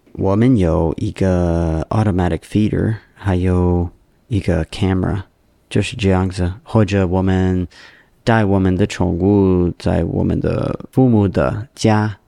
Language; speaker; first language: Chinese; non-native, learner; English